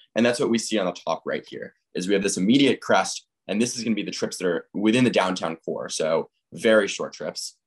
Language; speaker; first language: English; native; English